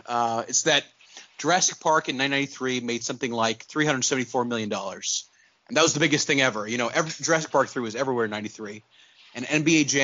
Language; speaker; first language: English; non-native, local second language; Urdu